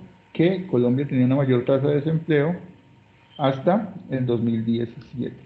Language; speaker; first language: Spanish; native; Spanish